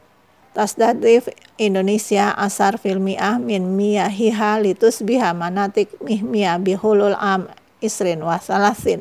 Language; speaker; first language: Arabic; non-native, fluent; Indonesian